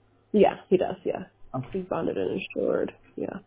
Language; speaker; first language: English; early bilingual, other home language; Spanish